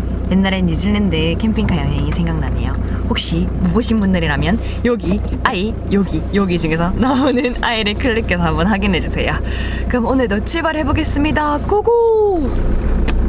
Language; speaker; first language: Korean; native; Korean